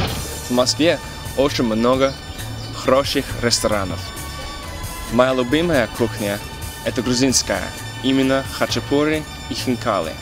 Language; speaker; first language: Russian; non-native, learner; English